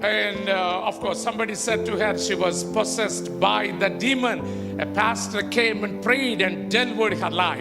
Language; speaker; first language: English; non-native, local second language; Telugu